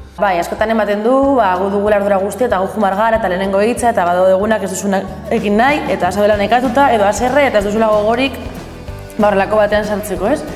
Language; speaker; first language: Basque; non-native, local second language; Spanish